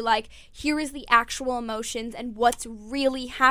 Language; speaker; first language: English; native; English